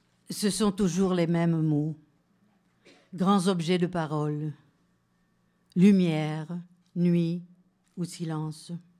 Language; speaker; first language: French; native; French